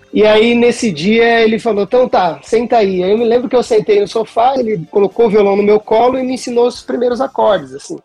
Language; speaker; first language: Portuguese; native; Portuguese